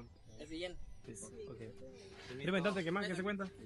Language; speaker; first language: Spanish; native; Spanish